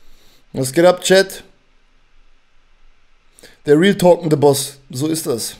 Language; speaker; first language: German; native; German